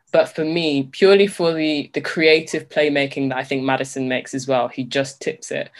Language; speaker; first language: English; native; English